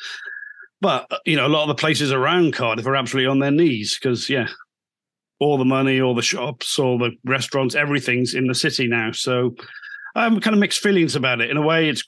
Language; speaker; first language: English; native; English